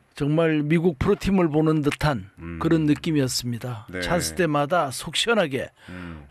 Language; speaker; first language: Korean; native; Korean